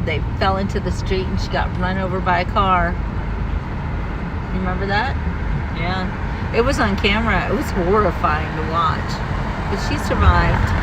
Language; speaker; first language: English; native; English